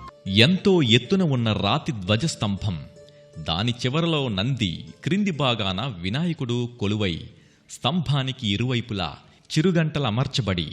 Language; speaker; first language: Telugu; native; Telugu